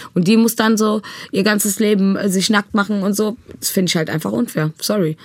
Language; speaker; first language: German; early bilingual, other home language; Tigrinya